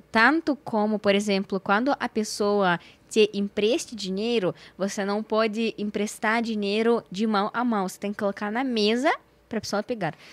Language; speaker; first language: Portuguese; non-native, fluent; Russian